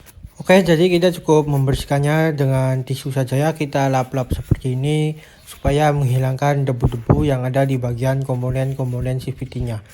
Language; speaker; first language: Indonesian; native; Indonesian